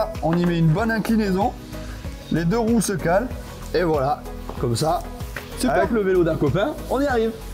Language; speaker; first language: French; native; French